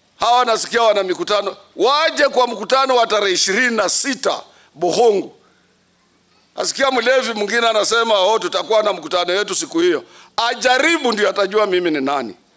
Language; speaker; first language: Swahili; non-native, local second language; Luyia